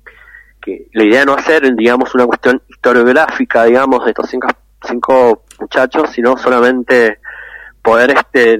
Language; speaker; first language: Spanish; native; Spanish